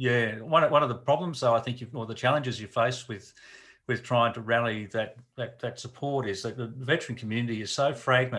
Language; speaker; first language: English; native; English